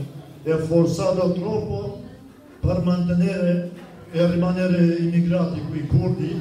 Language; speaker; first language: Italian; non-native, fluent; Kurdish